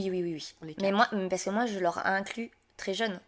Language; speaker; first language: French; native; French